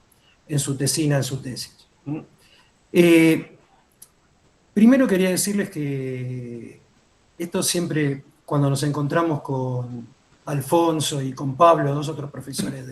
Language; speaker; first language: Spanish; native; Spanish